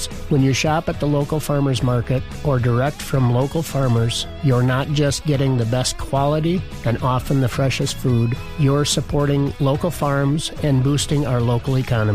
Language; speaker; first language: English; native; English